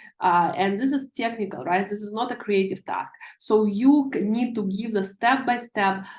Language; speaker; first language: English; non-native, fluent; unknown